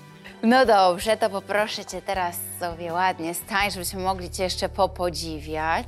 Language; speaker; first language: Polish; native; Polish